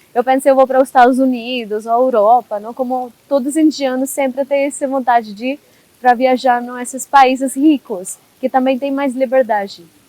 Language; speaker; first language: Portuguese; non-native, learner; Hindi